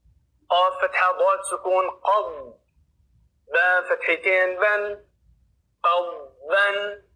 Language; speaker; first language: Arabic; non-native, fluent; Oromo